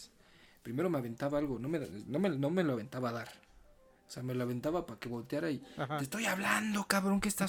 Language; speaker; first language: Spanish; native; Spanish